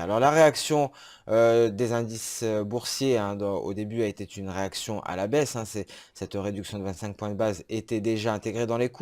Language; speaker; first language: French; native; French